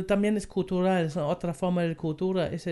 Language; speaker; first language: Spanish; non-native, fluent; German